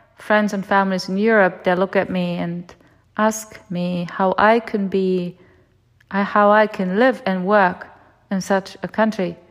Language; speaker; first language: English; non-native, fluent; German